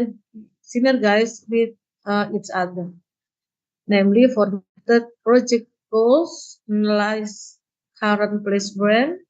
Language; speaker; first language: English; non-native, learner; Indonesian